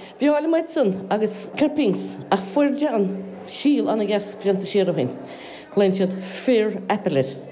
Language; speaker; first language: Irish; native; Irish